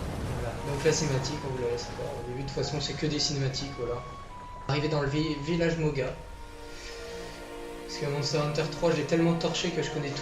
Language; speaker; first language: French; native; French